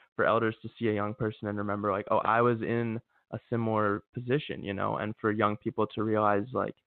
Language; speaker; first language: English; native; English